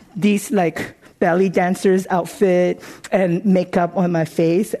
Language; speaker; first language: English; non-native, local second language; Cantonese